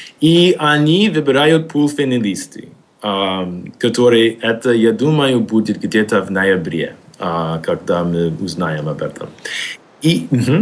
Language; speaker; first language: Russian; non-native, fluent; English